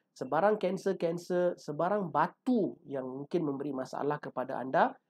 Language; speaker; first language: Malay; native; Malay